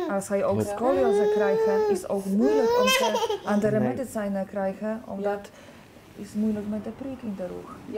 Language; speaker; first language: Dutch; non-native, learner; Polish